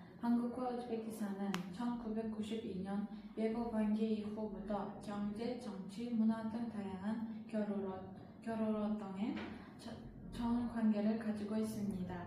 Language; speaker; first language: Korean; non-native, learner; Uzbek